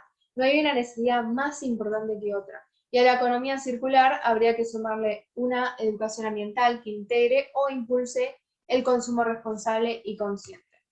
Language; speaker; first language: Spanish; native; Spanish